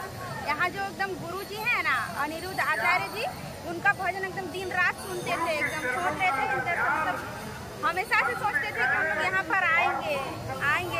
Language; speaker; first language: Hindi; native; Hindi